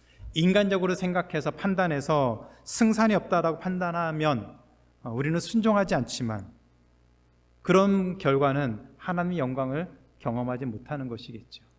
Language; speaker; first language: Korean; native; Korean